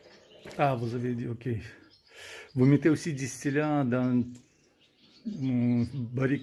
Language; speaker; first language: French; non-native, learner; Russian